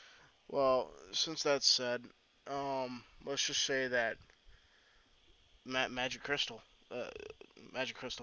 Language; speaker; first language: English; native; English